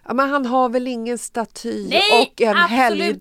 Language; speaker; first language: Swedish; native; Swedish